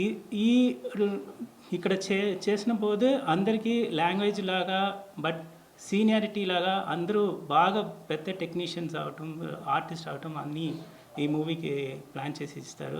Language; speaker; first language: Telugu; non-native, learner; Tamil